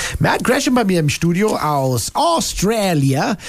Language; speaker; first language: German; native; German